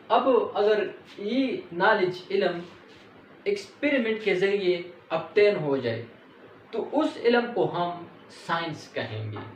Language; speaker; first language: Urdu; non-native, local second language; Pashto